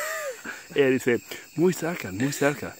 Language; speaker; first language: Spanish; non-native, learner; English